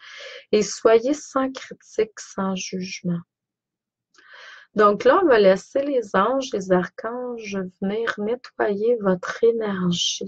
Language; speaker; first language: French; native; French